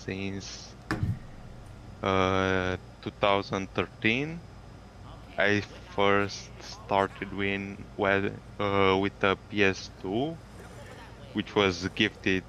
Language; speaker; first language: English; non-native, fluent; Romanian